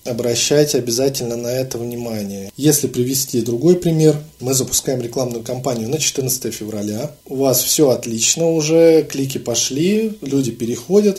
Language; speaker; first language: Russian; native; Russian